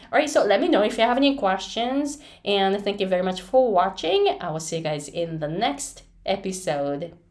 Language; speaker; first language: English; non-native, fluent; Japanese